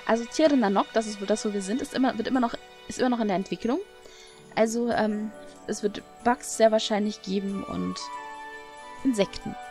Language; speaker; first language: German; native; German